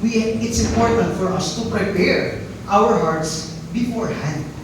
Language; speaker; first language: English; non-native, local second language; Filipino